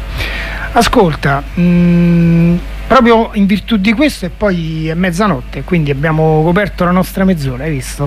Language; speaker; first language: Italian; native; Italian